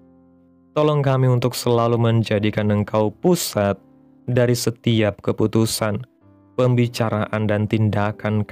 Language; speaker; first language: Indonesian; native; Indonesian